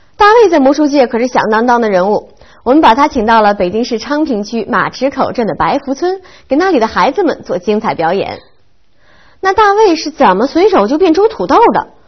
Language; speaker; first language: Chinese; native; Chinese